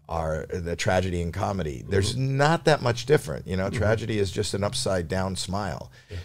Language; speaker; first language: English; native; English